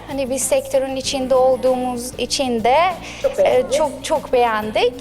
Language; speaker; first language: Turkish; non-native, fluent; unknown